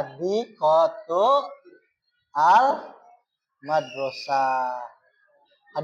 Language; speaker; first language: Arabic; non-native, learner; Indonesian